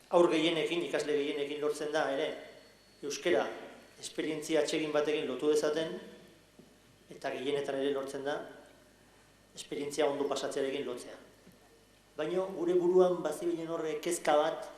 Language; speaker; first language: Basque; native; Basque